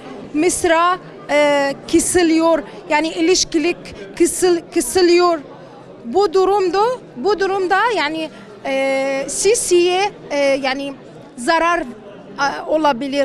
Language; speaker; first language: Turkish; non-native, learner; Arabic